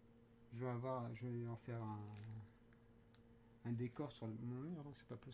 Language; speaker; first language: French; native; French